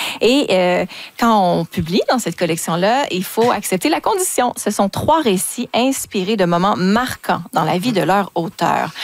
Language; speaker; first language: French; native; French